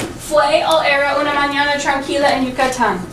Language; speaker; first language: Spanish; non-native, fluent; English